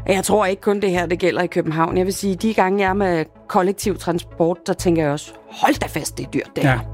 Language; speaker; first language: Danish; native; Danish